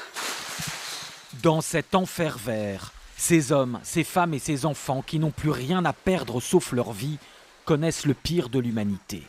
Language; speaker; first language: French; native; French